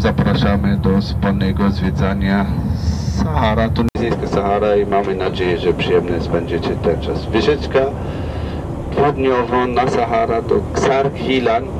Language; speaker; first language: Polish; non-native, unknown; Arabic